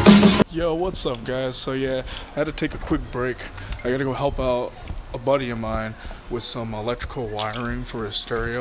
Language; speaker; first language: English; native; English